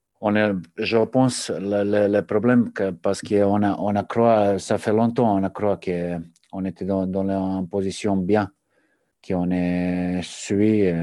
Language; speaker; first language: French; non-native, learner; Serbian